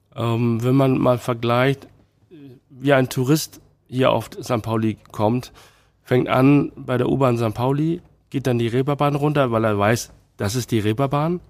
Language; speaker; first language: German; early bilingual, other home language; Chinese